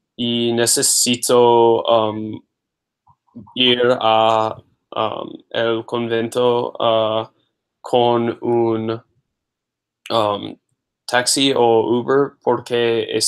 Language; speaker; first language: Spanish; non-native, learner; English